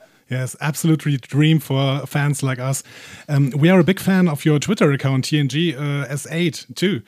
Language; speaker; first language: English; non-native, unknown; German